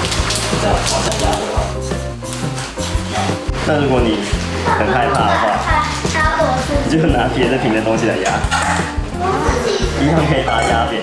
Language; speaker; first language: Chinese; native; Chinese